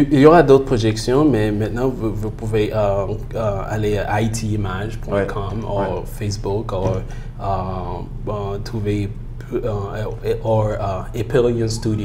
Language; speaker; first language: French; early bilingual, heritage; French